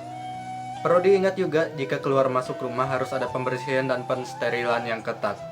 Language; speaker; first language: Indonesian; native; Indonesian